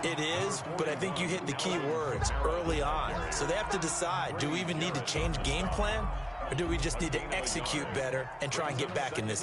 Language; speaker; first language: English; native; English